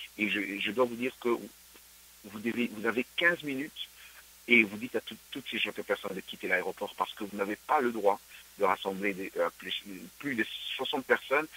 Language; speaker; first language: French; non-native, local second language; Luba-Lulua